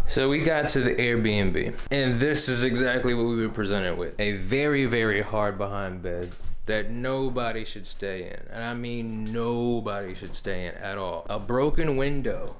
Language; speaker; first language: English; native; English